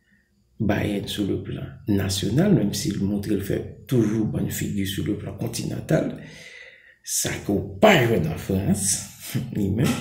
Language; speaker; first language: French; non-native, local second language; Haitian Creole